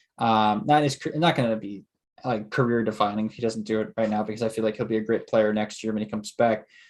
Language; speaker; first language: English; native; English